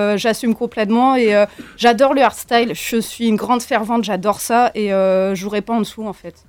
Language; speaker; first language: French; native; French